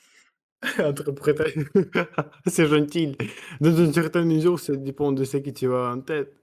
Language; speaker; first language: French; non-native, learner; Russian